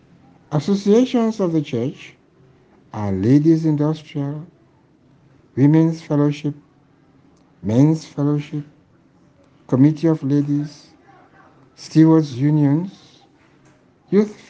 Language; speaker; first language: English; non-native, local second language; Krio